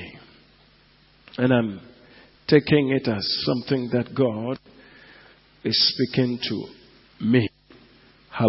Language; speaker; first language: English; non-native, local second language; Igbo